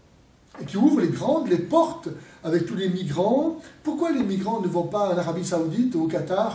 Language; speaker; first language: French; native; French